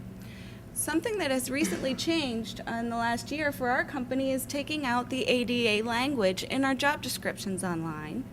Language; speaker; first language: English; native; English